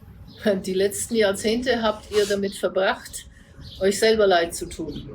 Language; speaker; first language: German; native; German